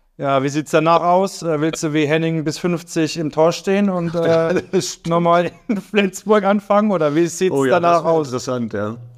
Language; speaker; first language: German; native; German